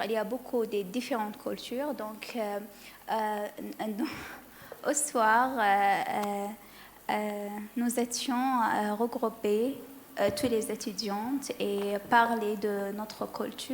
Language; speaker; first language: French; non-native, learner; Arabic